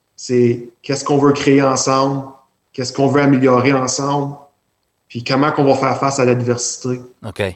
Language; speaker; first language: French; native; French